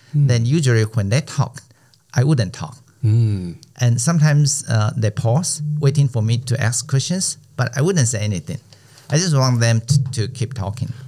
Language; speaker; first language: English; non-native, fluent; Chinese